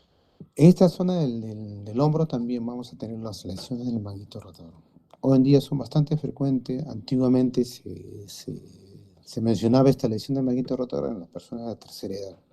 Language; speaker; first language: Spanish; native; Spanish